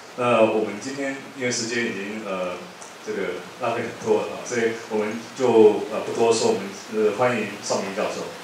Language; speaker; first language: Chinese; native; Chinese